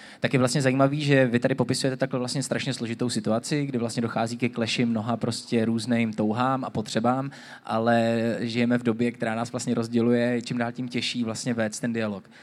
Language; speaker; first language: Czech; native; Czech